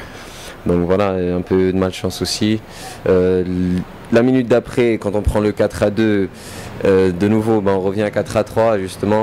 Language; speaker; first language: French; native; French